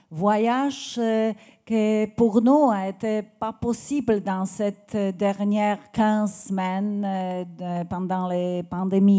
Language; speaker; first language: French; non-native, learner; Polish